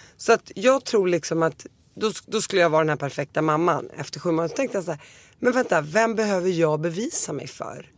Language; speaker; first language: Swedish; early bilingual, other home language; Arabic